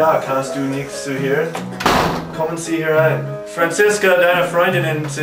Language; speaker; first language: German; non-native, learner; English